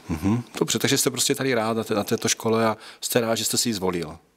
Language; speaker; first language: Czech; native; Czech